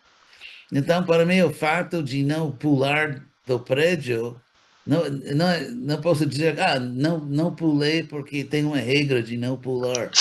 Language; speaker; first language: Portuguese; non-native, fluent; English